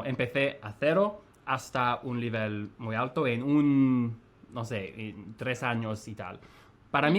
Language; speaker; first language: Spanish; non-native, fluent; English